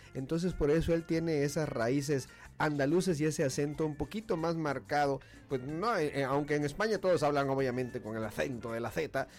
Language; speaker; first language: Spanish; native; Spanish